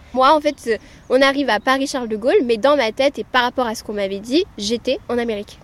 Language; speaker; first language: French; early bilingual, other home language; Amharic